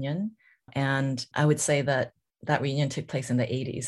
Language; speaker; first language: English; early bilingual, other home language; Korean